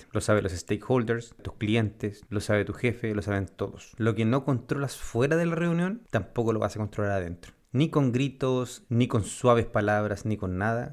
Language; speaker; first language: Spanish; native; Spanish